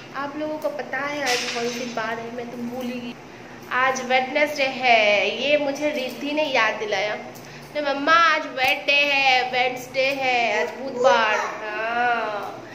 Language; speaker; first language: Hindi; non-native, local second language; Bangla